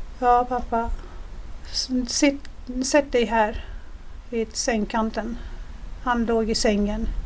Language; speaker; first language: Swedish; non-native, fluent; Persian